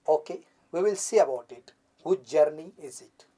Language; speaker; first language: English; non-native, local second language; Marathi